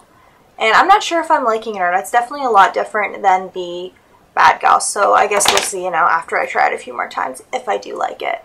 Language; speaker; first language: English; native; English